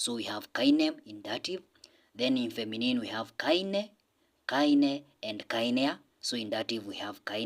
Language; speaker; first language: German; non-native, learner; English